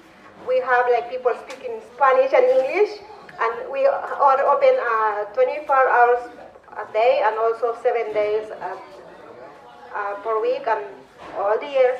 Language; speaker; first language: English; non-native, learner; Spanish